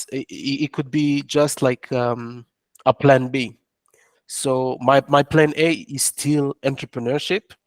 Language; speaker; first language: English; non-native, fluent; French